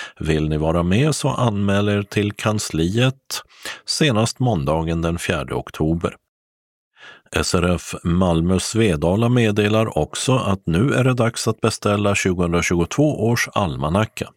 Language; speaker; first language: Swedish; native; Swedish